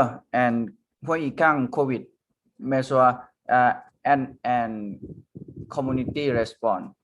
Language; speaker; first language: English; non-native, learner; Thai